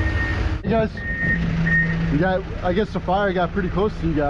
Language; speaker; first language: English; native; English